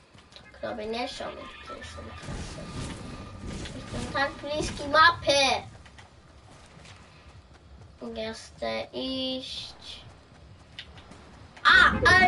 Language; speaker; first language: Polish; early bilingual, heritage; Polish